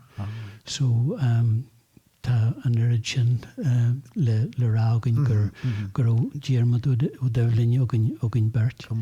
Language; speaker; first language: Irish; non-native, local second language; English